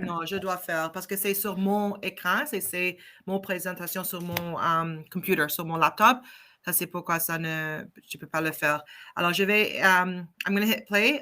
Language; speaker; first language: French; non-native, fluent; English